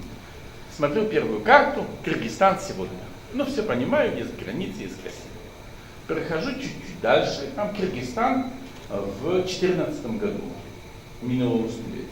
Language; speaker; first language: Russian; non-native, fluent; Polish